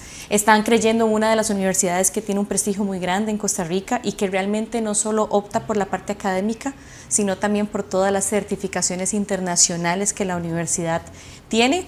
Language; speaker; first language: Spanish; native; Spanish